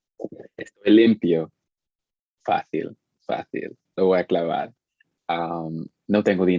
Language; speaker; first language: Spanish; non-native, fluent; English